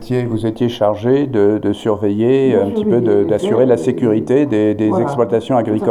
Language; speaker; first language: French; native; French